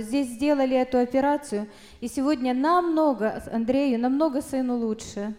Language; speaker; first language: Russian; native; Russian